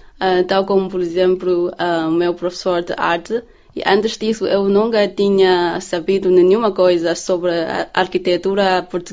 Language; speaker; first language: Portuguese; non-native, learner; Chinese